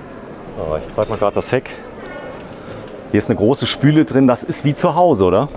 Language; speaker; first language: German; native; German